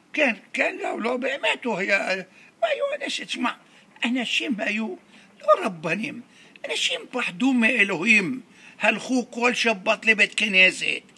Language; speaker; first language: Hebrew; non-native, fluent; Arabic